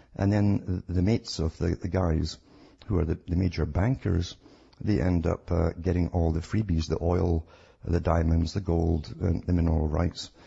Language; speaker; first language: English; native; English